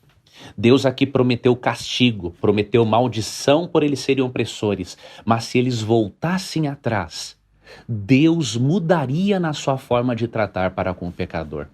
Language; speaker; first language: Portuguese; native; Portuguese